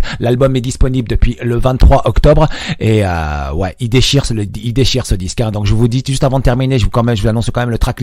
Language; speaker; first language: French; native; French